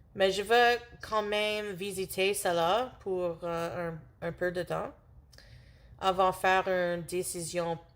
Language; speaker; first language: French; non-native, learner; English